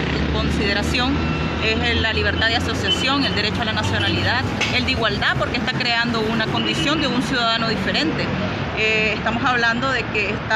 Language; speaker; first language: Spanish; native; Spanish